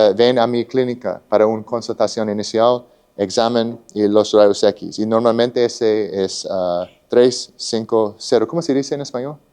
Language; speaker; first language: Spanish; non-native, learner; English